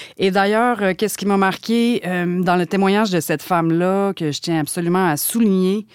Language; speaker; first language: French; native; French